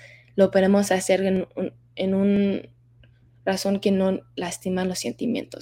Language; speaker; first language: Spanish; early bilingual, heritage; Spanish